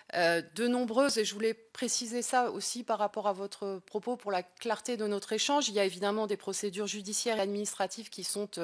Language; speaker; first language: French; native; French